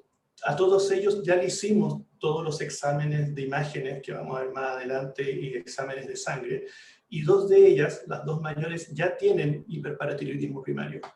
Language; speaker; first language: Spanish; native; Spanish